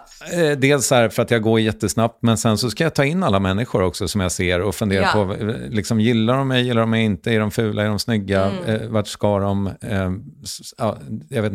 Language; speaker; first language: Swedish; native; Swedish